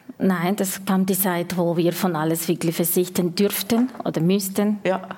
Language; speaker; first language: German; non-native, fluent; Spanish